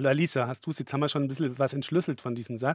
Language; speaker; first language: German; native; German